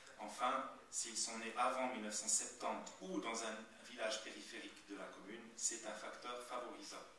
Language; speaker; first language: French; native; French